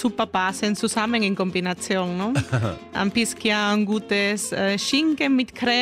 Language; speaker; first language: German; non-native, fluent; Spanish